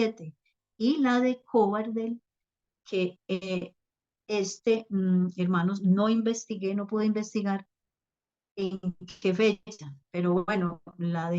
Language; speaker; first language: Spanish; native; Spanish